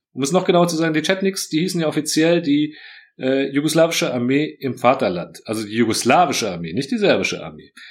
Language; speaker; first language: German; early bilingual, other home language; Croatian